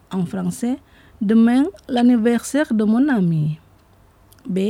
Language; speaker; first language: French; non-native, fluent; Indonesian